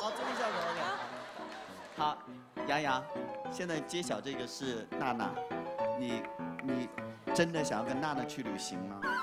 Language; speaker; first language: Chinese; native; Chinese